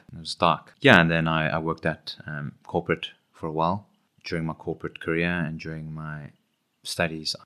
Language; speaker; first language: English; native; English